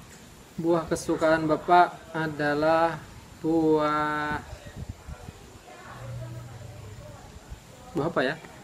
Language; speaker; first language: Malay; non-native, local second language; Javanese